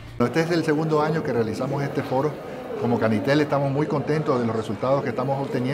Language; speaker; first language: Spanish; native; Spanish